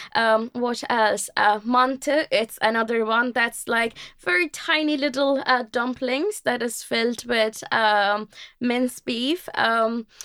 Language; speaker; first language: English; non-native, fluent; Turkish